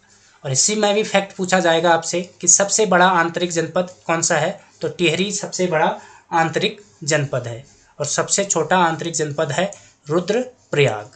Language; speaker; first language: Hindi; native; Hindi